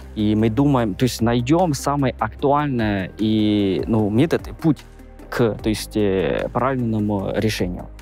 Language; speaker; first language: Russian; non-native, fluent; Chinese